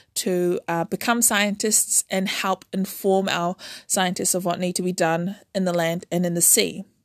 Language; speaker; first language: English; native; English